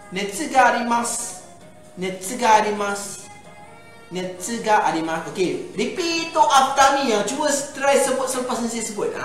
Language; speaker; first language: Malay; native; Malay